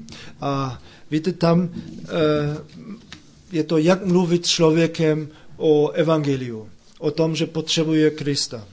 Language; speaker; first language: Czech; non-native, fluent; German